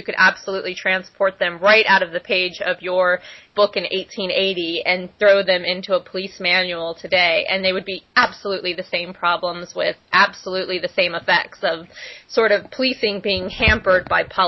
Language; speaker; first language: English; native; English